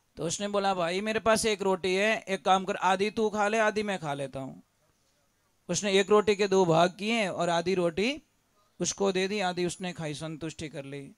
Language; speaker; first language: Hindi; native; Hindi